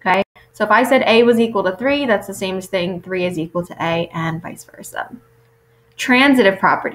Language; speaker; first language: English; native; English